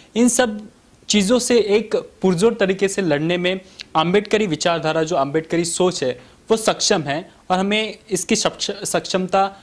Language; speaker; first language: Hindi; non-native, local second language; Marathi